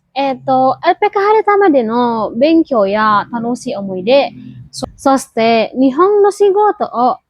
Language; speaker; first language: Japanese; non-native, learner; Indonesian